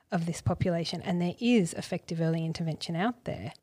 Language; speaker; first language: English; native; English